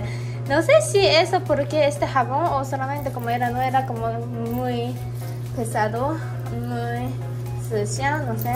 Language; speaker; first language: Spanish; non-native, learner; Japanese